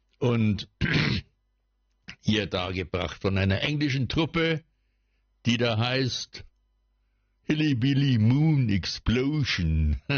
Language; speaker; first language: German; native; German